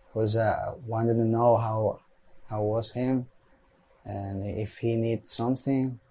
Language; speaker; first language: English; non-native, learner; Spanish